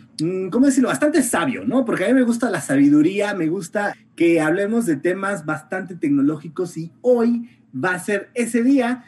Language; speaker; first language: Spanish; native; Spanish